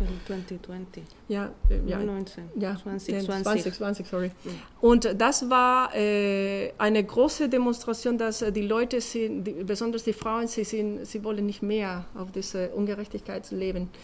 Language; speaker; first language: German; non-native, learner; Spanish